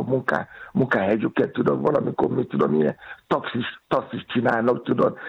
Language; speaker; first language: Hungarian; non-native, fluent; Yoruba